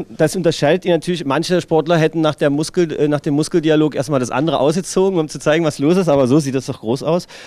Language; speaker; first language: German; native; German